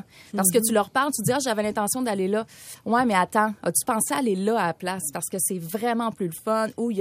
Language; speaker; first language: French; native; French